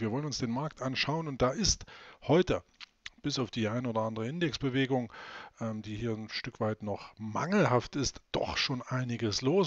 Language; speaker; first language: German; native; German